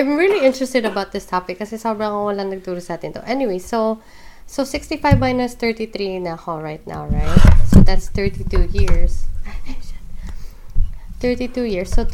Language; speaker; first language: English; non-native, local second language; Filipino